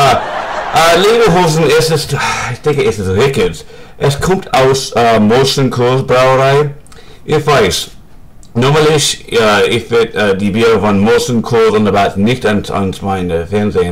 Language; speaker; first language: German; non-native, learner; English